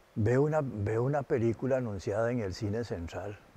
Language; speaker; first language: Spanish; native; Spanish